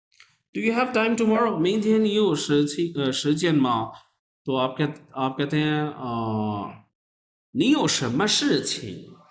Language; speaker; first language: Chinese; non-native, fluent; Urdu